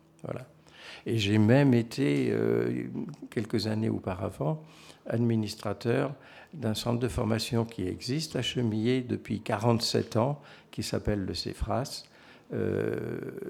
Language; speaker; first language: French; native; French